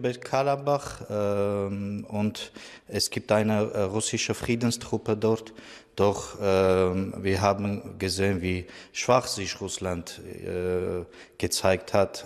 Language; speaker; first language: German; non-native, fluent; Armenian